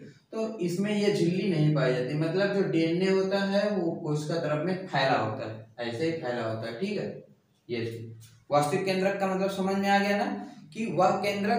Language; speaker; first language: Hindi; native; Hindi